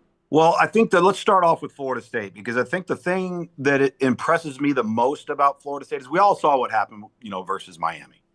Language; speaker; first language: English; native; English